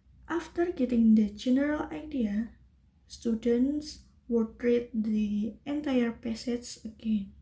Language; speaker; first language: English; non-native, learner; Indonesian